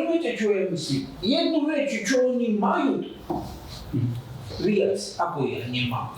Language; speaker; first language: Slovak; non-native, learner; Russian